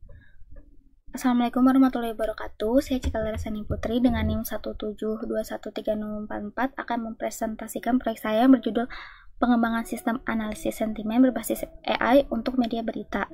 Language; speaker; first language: Indonesian; native; Indonesian